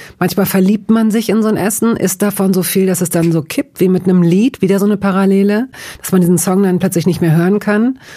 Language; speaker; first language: German; native; German